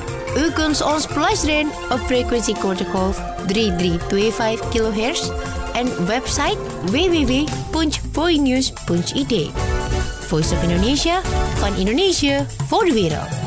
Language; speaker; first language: Dutch; non-native, learner; Indonesian